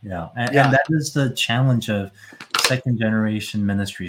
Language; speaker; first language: English; native; English